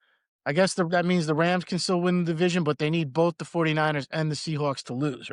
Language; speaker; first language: English; native; English